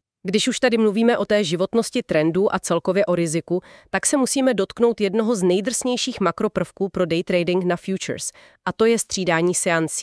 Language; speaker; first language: Czech; native; Czech